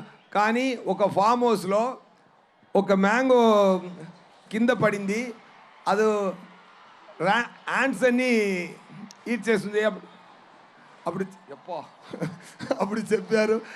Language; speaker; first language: Telugu; non-native, learner; Tamil